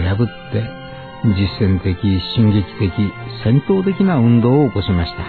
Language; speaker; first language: Japanese; native; Japanese